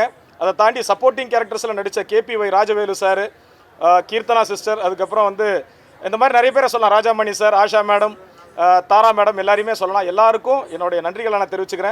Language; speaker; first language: Tamil; native; Tamil